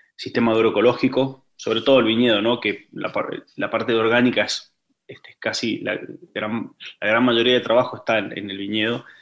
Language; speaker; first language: Spanish; native; Spanish